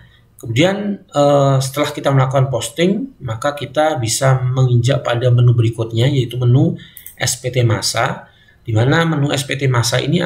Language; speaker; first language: Indonesian; native; Indonesian